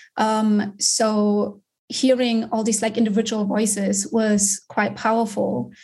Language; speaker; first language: English; non-native, fluent; German